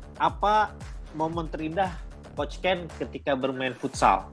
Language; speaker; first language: Indonesian; native; Indonesian